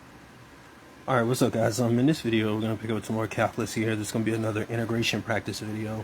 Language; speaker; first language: English; native; English